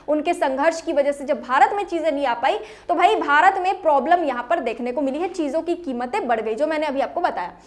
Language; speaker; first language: Hindi; native; Hindi